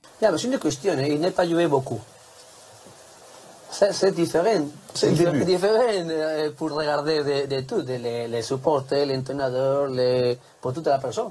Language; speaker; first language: French; non-native, learner; Spanish